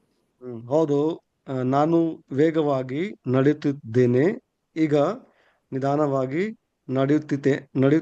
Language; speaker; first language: Kannada; non-native, learner; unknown